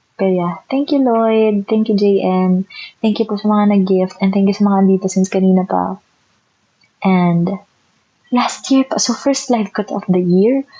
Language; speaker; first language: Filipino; non-native, local second language; Bikol